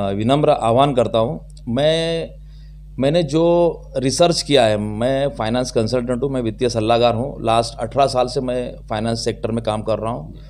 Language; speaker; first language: Hindi; non-native, local second language; Telugu